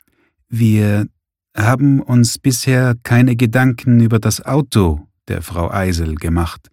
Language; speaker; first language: German; native; German